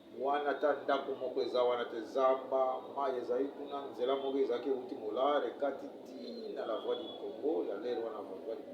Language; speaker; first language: Lingala; non-native, local second language; Kongo